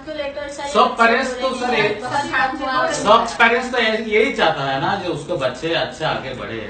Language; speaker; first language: Hindi; non-native, local second language; Bangla